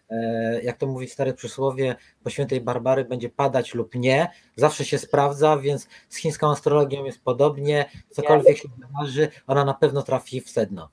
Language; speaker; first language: Polish; native; Polish